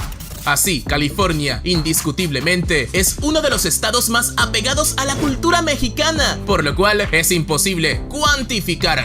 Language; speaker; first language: Spanish; native; Spanish